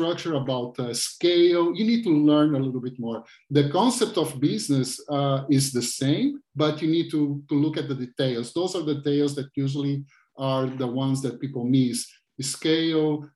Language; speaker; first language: English; non-native, fluent; Portuguese